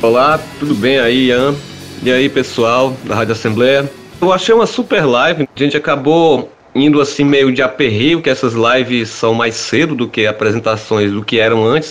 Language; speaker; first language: Portuguese; native; Portuguese